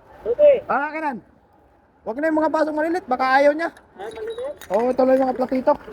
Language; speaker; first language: Filipino; non-native, local second language; Cebuano